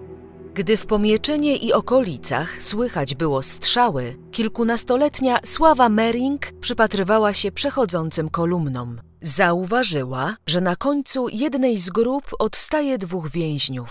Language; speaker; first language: Polish; native; Polish